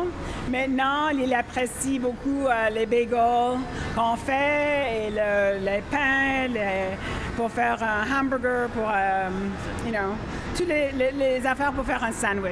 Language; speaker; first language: French; non-native, fluent; English